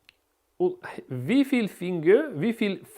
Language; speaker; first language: German; non-native, learner; Russian